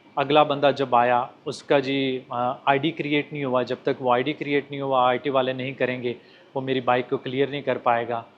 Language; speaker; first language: Urdu; non-native, local second language; Punjabi